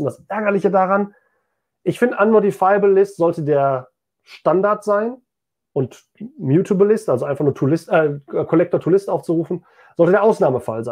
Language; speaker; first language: German; native; German